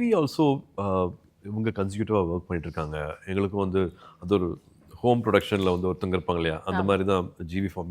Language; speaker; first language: Tamil; native; Tamil